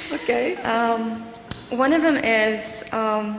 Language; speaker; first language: English; non-native, fluent; Arabic